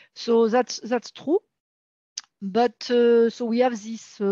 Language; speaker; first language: English; non-native, fluent; French